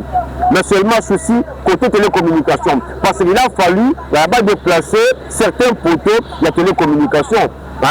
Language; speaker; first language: French; non-native, local second language; Lingala